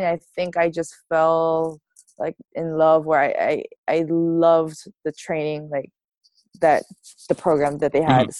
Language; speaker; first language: English; native; English